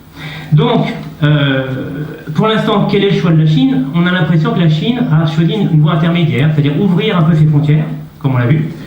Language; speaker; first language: French; native; French